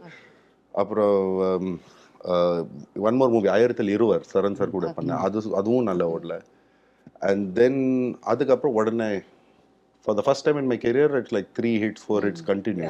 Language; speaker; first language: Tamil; non-native, local second language; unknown